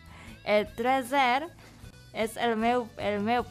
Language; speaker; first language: Catalan; non-native, learner; Indonesian